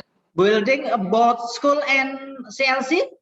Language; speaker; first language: English; non-native, learner; Indonesian